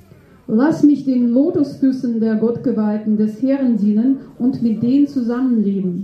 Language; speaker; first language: German; non-native, fluent; Russian